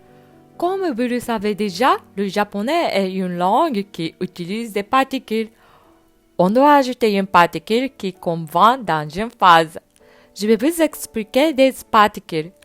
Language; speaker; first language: French; non-native, fluent; Japanese